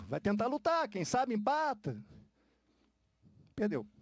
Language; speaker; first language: Portuguese; native; Portuguese